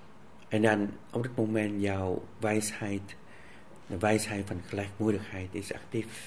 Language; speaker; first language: Dutch; non-native, fluent; Vietnamese